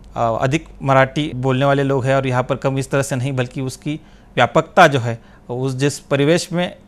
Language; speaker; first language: Hindi; non-native, local second language; Marathi